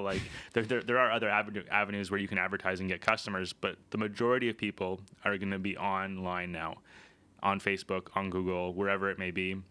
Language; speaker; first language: English; native; English